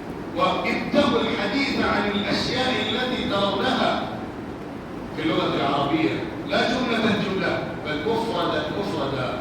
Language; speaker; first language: Arabic; non-native, fluent; Urdu